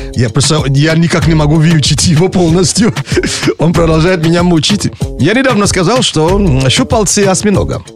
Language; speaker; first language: Russian; non-native, fluent; Yoruba